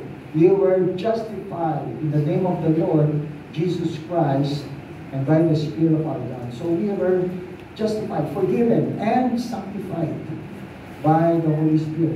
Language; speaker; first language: English; non-native, local second language; Filipino